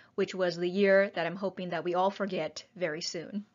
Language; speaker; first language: English; native; English